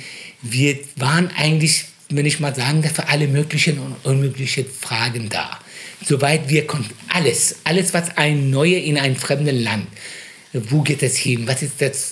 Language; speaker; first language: German; non-native, fluent; Persian